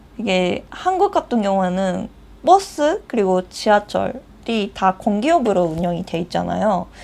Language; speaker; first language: Korean; non-native, fluent; Japanese